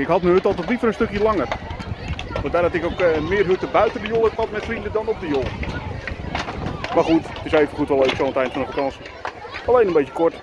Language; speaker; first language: Dutch; native; Dutch